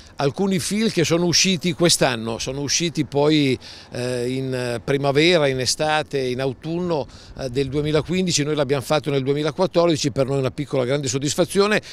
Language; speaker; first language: Italian; native; Italian